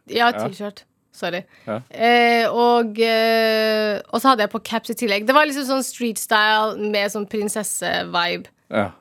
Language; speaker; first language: Norwegian; early bilingual, other home language; Somali